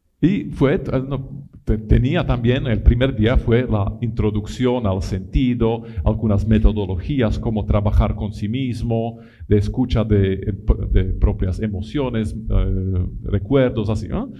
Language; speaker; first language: Spanish; non-native, fluent; Italian